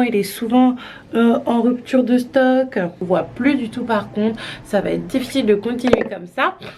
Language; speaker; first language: French; native; French